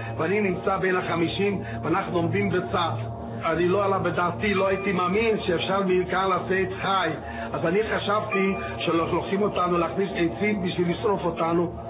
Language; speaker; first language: Hebrew; non-native, fluent; Hungarian